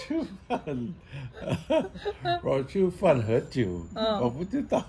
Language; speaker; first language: Chinese; non-native, learner; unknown